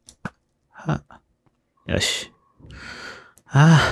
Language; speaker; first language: Japanese; non-native, learner; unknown